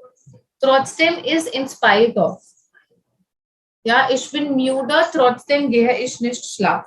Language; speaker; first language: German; non-native, fluent; Hindi